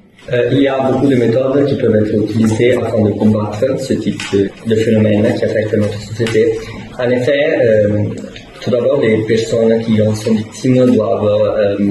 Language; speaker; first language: French; non-native, learner; Italian